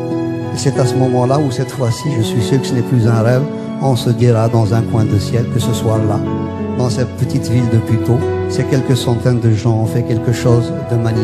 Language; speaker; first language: French; non-native, local second language; Kabyle